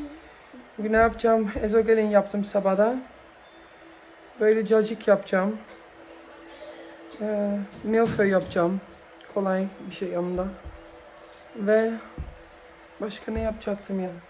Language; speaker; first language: Turkish; early bilingual, heritage; Turkish